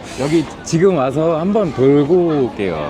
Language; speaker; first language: Korean; native; Korean